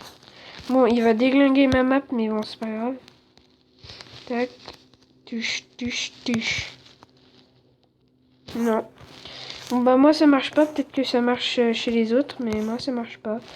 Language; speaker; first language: French; native; French